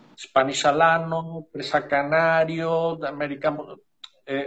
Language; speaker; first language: English; non-native, learner; Spanish